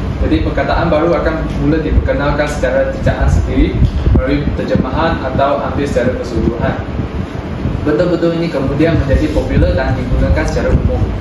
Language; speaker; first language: Malay; non-native, local second language; Chinese